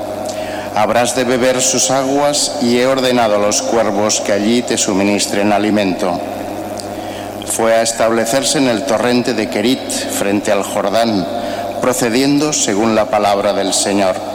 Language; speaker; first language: Spanish; native; Spanish